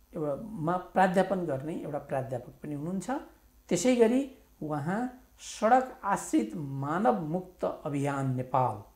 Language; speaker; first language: Nepali; native; Nepali